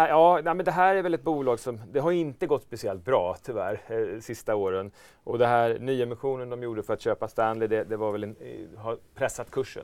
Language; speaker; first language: Swedish; native; Swedish